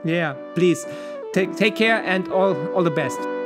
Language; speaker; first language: English; non-native, fluent; German